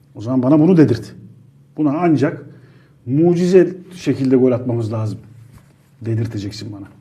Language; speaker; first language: Turkish; native; Turkish